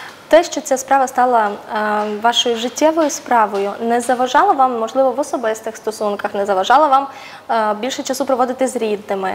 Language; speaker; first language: Ukrainian; native; Ukrainian